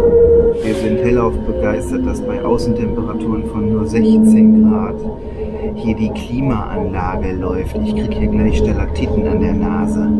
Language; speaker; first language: German; native; German